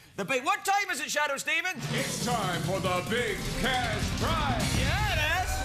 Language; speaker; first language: English; native; English